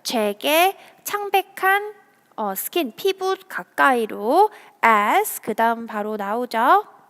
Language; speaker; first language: Korean; native; Korean